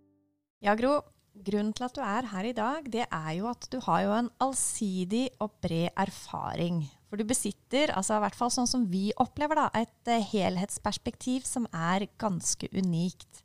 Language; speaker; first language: Norwegian; native; Norwegian